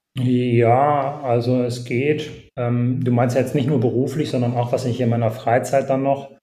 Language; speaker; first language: German; native; German